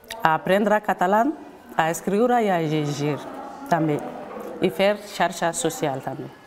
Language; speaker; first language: Catalan; non-native, fluent; Bambara